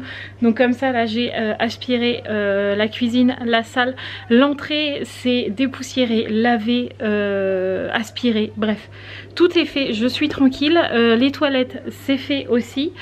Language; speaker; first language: French; native; French